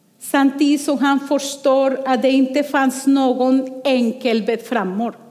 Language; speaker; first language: Swedish; non-native, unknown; Spanish